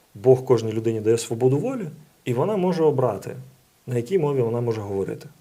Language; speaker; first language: Ukrainian; non-native, local second language; Russian